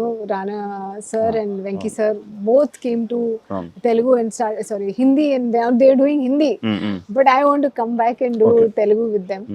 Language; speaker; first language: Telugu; non-native, learner; Hindi